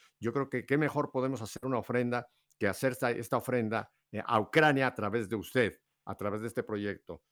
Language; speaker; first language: Spanish; native; Spanish